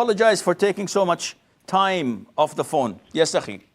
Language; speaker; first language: English; non-native, fluent; Arabic